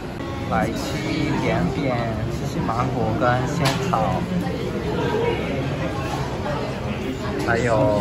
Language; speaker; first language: Chinese; non-native, fluent; Japanese